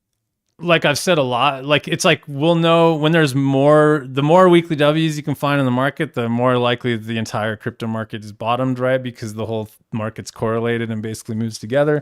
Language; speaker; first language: English; native; English